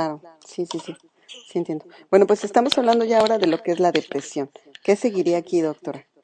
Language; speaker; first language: Spanish; native; Spanish